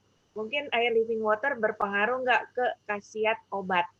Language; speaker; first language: Indonesian; native; Indonesian